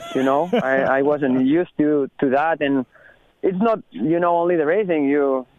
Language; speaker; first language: English; non-native, learner; Spanish